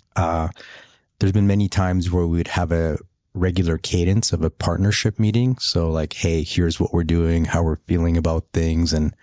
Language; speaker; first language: English; early bilingual, other home language; Polish